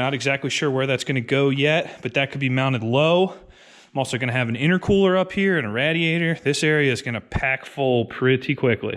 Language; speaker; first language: English; native; English